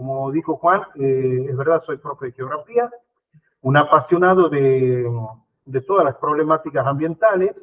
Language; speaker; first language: Spanish; native; Spanish